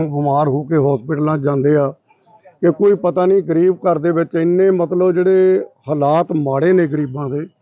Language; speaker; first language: Punjabi; native; Punjabi